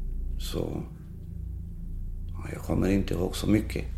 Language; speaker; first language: Swedish; early bilingual, other home language; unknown